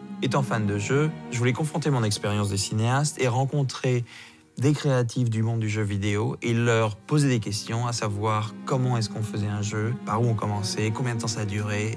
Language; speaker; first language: French; native; French